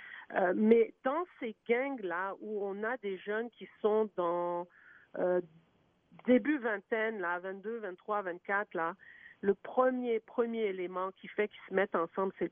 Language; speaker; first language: French; native; French